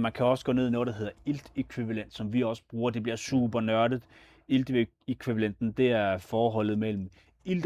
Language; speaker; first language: Danish; native; Danish